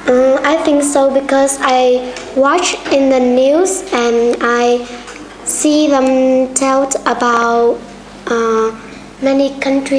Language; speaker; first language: English; non-native, learner; Vietnamese